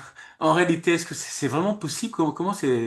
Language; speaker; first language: French; native; French